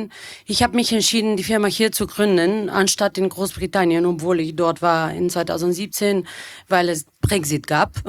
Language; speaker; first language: German; non-native, fluent; Bulgarian